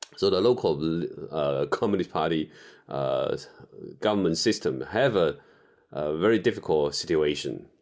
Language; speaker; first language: English; non-native, fluent; Chinese